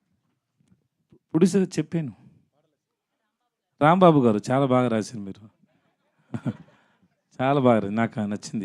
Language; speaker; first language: Telugu; non-native, learner; Tamil